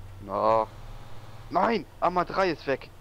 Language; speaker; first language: German; native; German